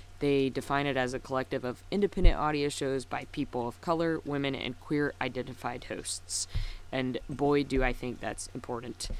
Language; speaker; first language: English; native; English